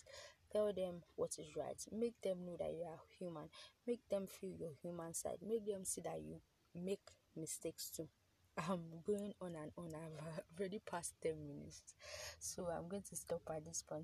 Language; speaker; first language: English; non-native, local second language; Yoruba